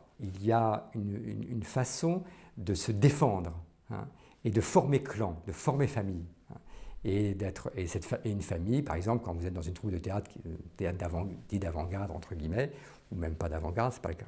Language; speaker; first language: French; native; French